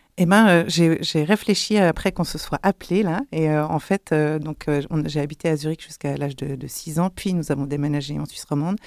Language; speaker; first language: French; non-native, local second language; German